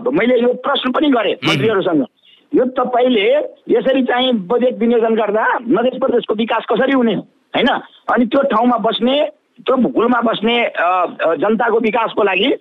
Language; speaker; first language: Nepali; non-native, local second language; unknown